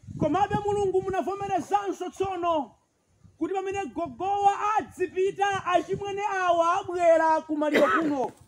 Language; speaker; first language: Nyanja; non-native, local second language; Tumbuka